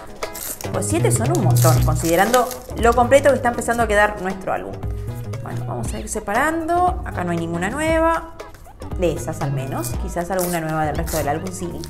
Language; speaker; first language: Spanish; native; Spanish